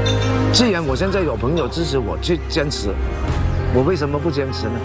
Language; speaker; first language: Chinese; non-native, local second language; Cantonese